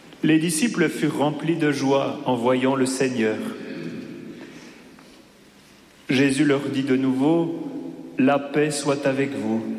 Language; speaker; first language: French; native; French